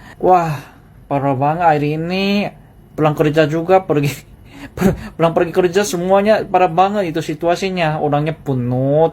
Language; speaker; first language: Indonesian; non-native, fluent; Korean